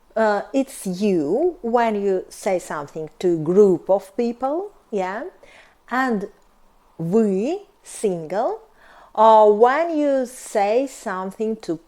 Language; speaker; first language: English; non-native, fluent; Russian